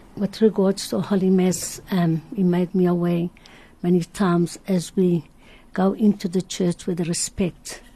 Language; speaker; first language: English; non-native, learner; Portuguese